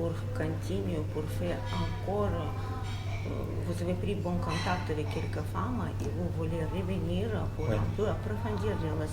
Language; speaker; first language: French; non-native, learner; Russian